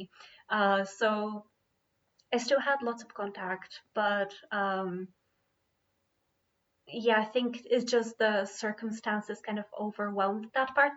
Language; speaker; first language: English; non-native, fluent; Bulgarian